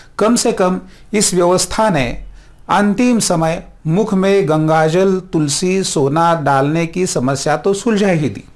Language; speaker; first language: Hindi; non-native, local second language; Marathi